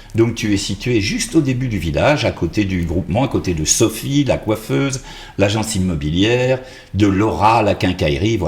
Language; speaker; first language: French; native; French